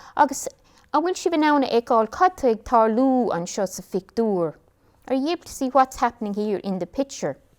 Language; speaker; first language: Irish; non-native, local second language; English